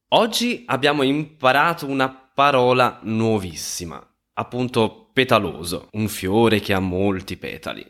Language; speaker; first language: Italian; native; Italian